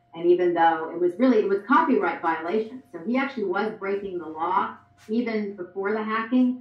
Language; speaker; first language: English; native; English